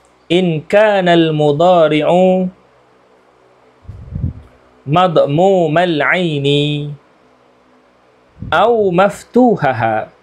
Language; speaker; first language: Arabic; non-native, fluent; Malay